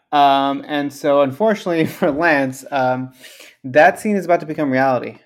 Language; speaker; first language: English; early bilingual, other home language; Spanish